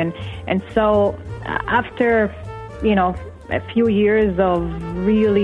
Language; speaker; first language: English; non-native, fluent; Hebrew